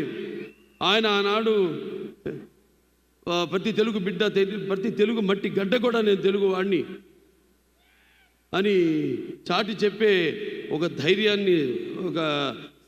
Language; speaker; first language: Telugu; native; Telugu